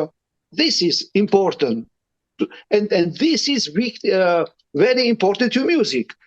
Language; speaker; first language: English; non-native, learner; Romany